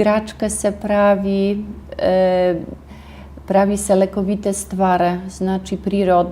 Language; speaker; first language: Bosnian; non-native, fluent; Russian